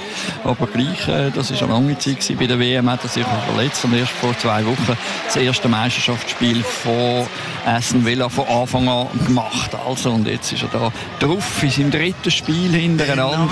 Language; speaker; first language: German; native; German